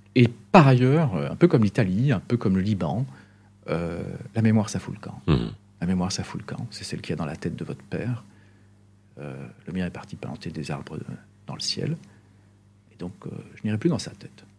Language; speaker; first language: French; non-native, local second language; Arabic